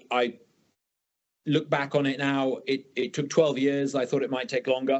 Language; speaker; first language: English; native; English